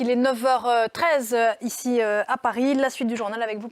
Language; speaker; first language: French; native; French